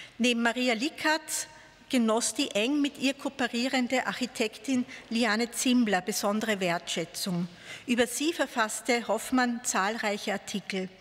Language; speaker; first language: German; native; German